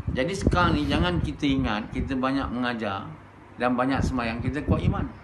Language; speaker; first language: Malay; native; Malay